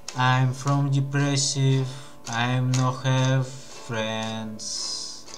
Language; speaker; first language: English; non-native, learner; Russian